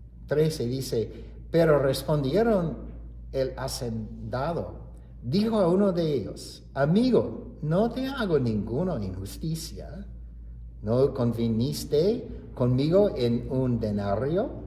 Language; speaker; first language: Spanish; non-native, fluent; English